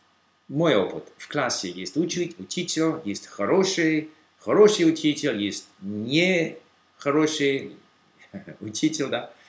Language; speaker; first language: Russian; non-native, learner; English